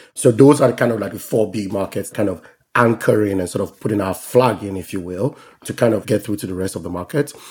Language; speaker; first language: English; non-native, local second language; Yoruba